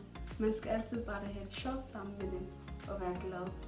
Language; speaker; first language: Danish; non-native, fluent; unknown